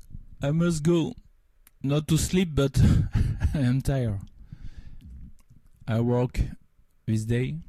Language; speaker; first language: English; non-native, learner; French